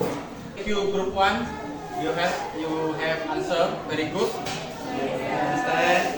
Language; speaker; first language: English; non-native, learner; Indonesian